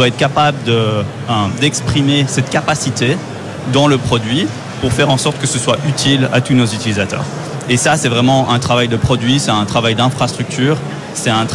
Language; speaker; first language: French; native; French